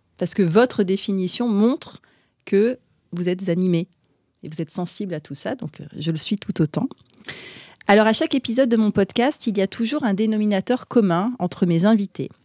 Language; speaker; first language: French; native; French